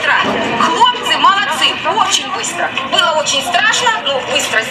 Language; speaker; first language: Russian; native; Russian